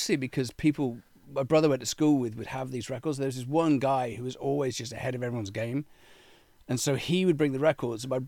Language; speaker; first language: English; native; English